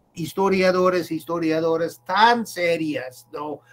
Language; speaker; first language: Spanish; non-native, fluent; English